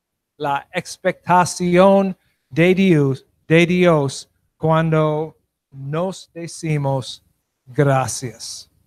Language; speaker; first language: Spanish; non-native, learner; English